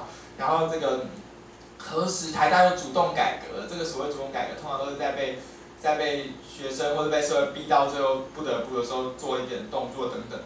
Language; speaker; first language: Chinese; native; Chinese